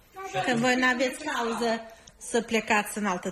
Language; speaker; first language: Romanian; non-native, fluent; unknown